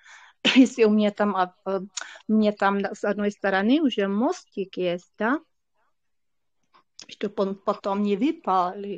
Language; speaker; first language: Russian; non-native, fluent; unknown